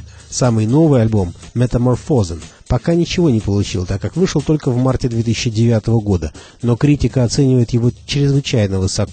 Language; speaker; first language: Russian; native; Russian